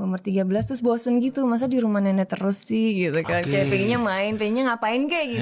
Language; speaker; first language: Indonesian; early bilingual, heritage; Indonesian